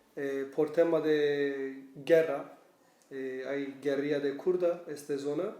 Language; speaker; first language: Spanish; non-native, learner; Kurdish